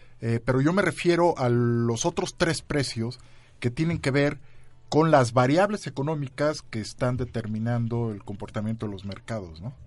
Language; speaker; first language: Spanish; native; Spanish